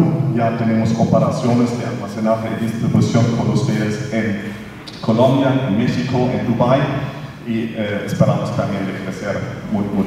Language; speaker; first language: Spanish; non-native, fluent; German